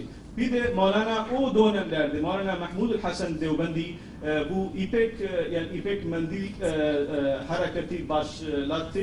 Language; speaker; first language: Turkish; non-native, fluent; Urdu